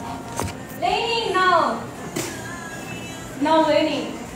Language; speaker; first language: English; non-native, learner; Thai